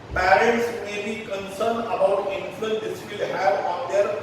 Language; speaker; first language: English; non-native, local second language; Marathi